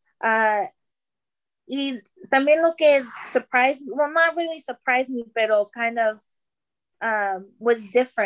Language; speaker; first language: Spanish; early bilingual, heritage; Spanish